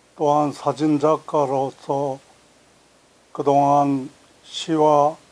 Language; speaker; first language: Korean; native; Korean